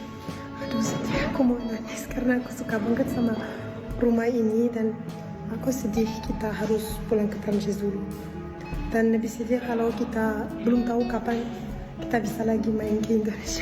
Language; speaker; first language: Indonesian; non-native, fluent; French